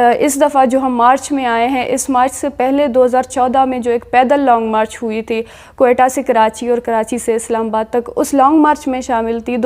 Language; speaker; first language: Urdu; non-native, local second language; Baluchi